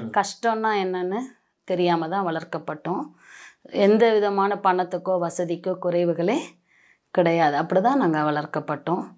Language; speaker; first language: Tamil; non-native, local second language; Marathi